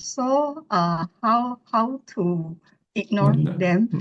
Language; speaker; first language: English; non-native, learner; Indonesian